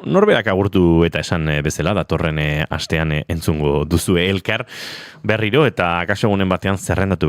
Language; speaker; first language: Basque; native; Basque